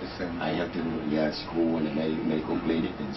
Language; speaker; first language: English; non-native, learner; Vietnamese